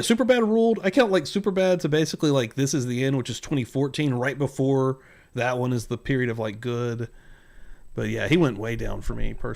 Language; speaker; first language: English; native; English